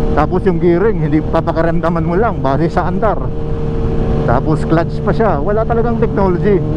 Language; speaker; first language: Filipino; non-native, local second language; Cebuano